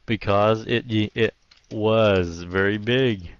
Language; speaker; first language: English; non-native, fluent; Vietnamese